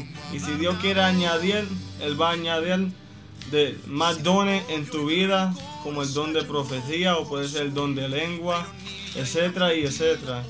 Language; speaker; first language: Spanish; native; Spanish